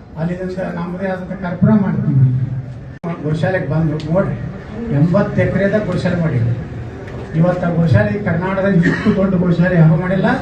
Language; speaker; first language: Kannada; native; Kannada